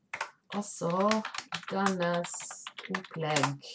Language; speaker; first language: Norwegian; non-native, fluent; Spanish